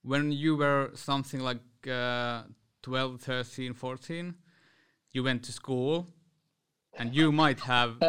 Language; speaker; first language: English; non-native, fluent; Finnish